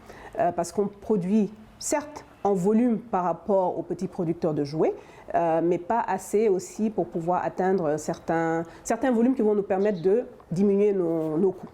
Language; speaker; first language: French; non-native, local second language; Wolof